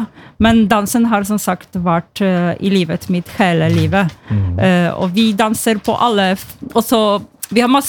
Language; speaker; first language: Norwegian; non-native, fluent; Polish